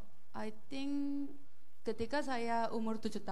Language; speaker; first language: Indonesian; non-native, learner; Korean